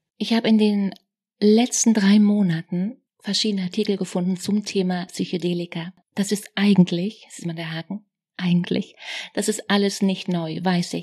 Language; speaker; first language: German; native; German